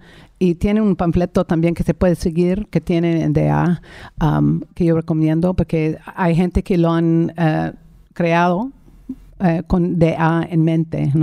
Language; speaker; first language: Spanish; non-native, fluent; English